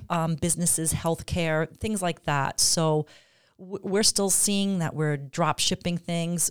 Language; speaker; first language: English; native; English